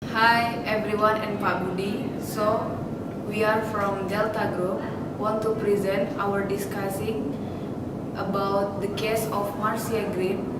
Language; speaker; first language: English; non-native, learner; Indonesian